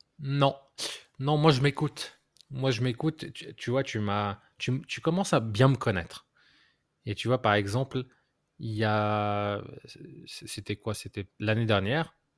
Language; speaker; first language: French; non-native, local second language; Arabic